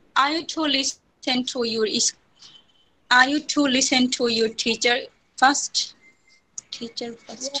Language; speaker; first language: English; non-native, learner; Bangla